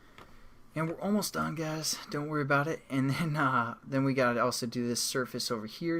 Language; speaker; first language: English; native; English